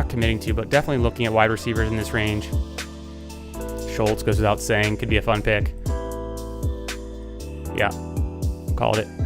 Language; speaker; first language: English; native; English